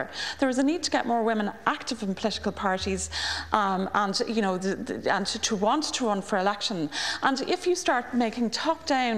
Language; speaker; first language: English; native; English